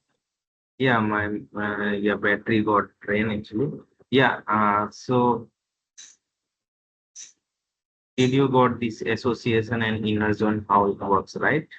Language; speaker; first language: English; non-native, local second language; Hindi